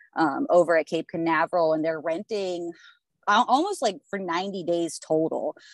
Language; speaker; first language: English; native; English